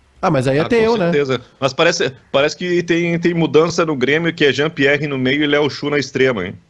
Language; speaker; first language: Portuguese; native; Portuguese